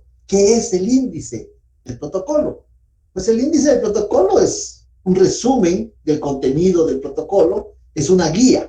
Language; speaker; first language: Spanish; native; Spanish